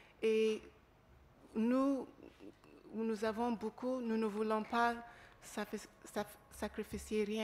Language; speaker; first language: French; non-native, learner; English